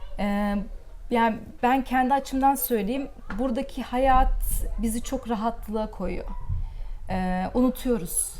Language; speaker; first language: Turkish; early bilingual, heritage; Turkish